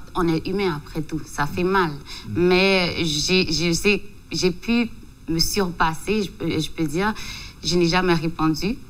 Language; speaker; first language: French; non-native, local second language; Haitian Creole